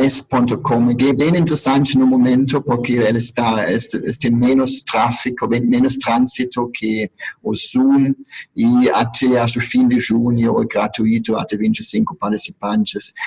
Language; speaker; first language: Portuguese; non-native, fluent; German